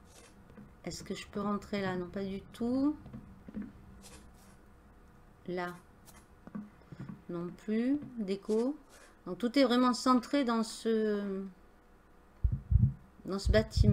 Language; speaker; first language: French; native; French